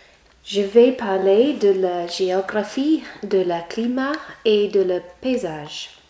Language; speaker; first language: French; non-native, learner; English